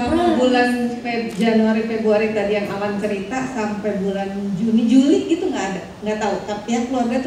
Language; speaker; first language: Indonesian; native; Indonesian